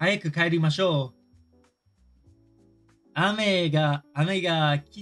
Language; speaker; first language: Japanese; non-native, learner; English